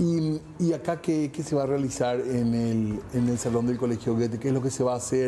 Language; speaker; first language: Spanish; native; Spanish